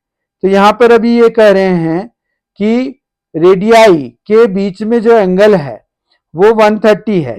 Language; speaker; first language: Hindi; native; Hindi